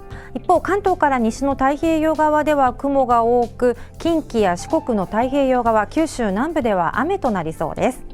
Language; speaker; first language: Japanese; native; Japanese